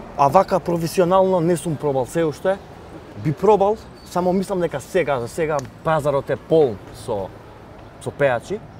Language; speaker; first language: Macedonian; non-native, local second language; Albanian